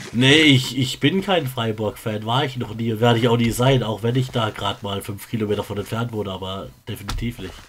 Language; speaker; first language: German; native; German